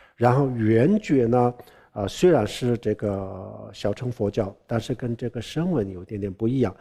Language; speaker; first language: Chinese; non-native, local second language; Tibetan